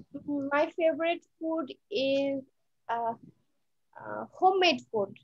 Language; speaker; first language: English; non-native, learner; Bangla